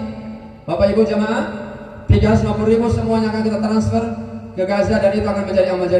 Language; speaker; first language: Indonesian; native; Indonesian